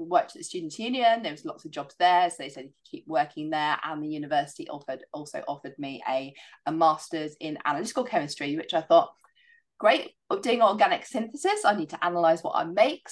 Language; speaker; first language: English; native; English